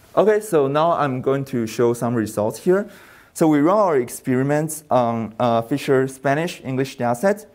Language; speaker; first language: English; non-native, fluent; Chinese